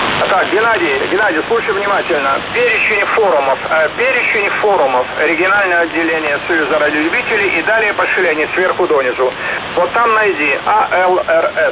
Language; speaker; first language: Russian; native; Russian